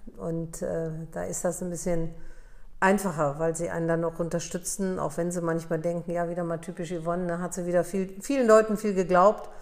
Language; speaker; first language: German; early bilingual, other home language; Polish